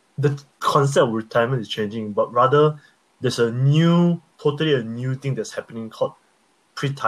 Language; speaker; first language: English; early bilingual, other home language; Korean